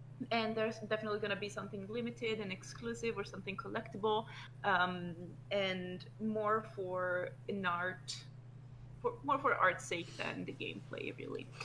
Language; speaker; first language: English; non-native, fluent; Italian